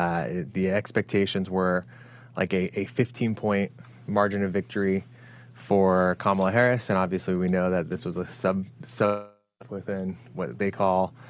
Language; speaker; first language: English; native; English